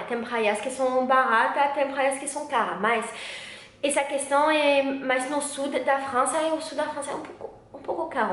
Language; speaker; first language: Portuguese; non-native, learner; French